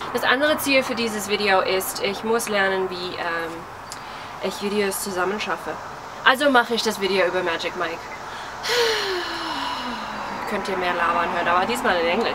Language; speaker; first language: German; early bilingual, heritage; English